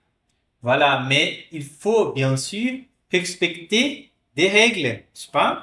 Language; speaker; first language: French; non-native, fluent; Portuguese